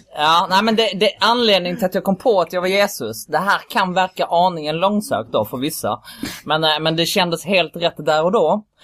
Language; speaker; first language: Swedish; early bilingual, other home language; Kurdish